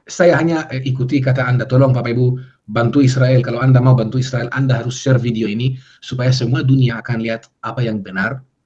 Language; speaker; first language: Indonesian; non-native, fluent; Hebrew